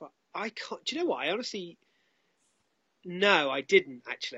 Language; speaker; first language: English; native; English